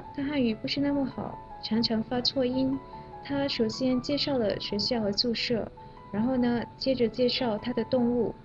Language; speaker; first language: Chinese; non-native, local second language; Malay